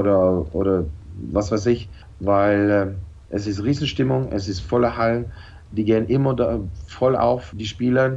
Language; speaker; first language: German; non-native, fluent; Norwegian